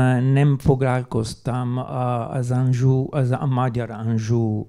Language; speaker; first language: Hungarian; non-native, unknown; Italian